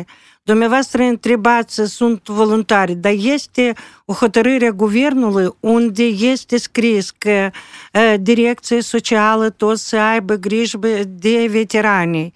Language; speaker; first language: Romanian; non-native, local second language; Russian